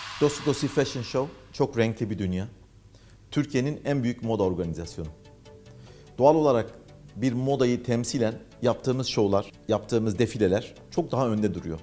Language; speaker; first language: Turkish; native; Turkish